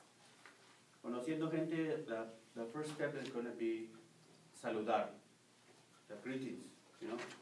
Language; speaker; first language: English; non-native, learner; Spanish